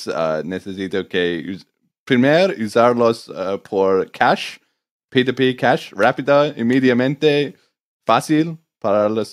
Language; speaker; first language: Spanish; non-native, learner; English